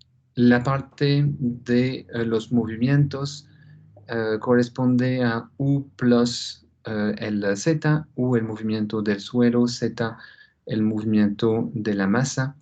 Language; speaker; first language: Spanish; non-native, fluent; French